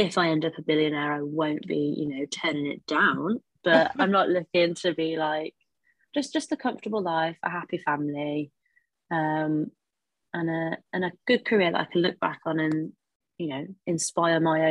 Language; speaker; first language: English; native; English